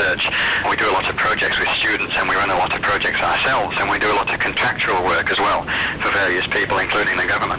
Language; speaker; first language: English; native; English